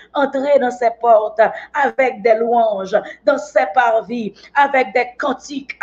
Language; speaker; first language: French; non-native, local second language; Haitian Creole